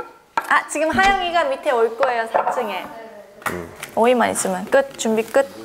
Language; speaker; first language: Korean; non-native, fluent; Japanese